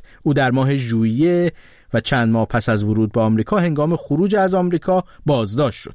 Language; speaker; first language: Persian; native; Persian